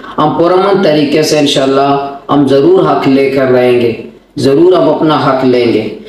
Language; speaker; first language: Urdu; non-native, local second language; Baluchi